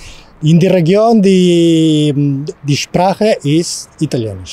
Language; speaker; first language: German; non-native, learner; Spanish